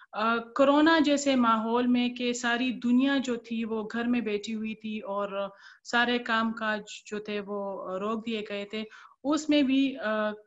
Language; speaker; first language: Urdu; non-native, local second language; Pashto